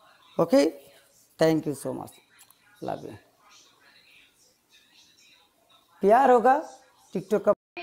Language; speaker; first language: Hindi; non-native, learner; Bangla